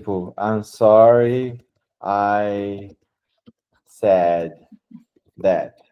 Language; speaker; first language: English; non-native, fluent; Portuguese